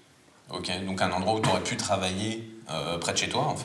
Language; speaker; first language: French; native; French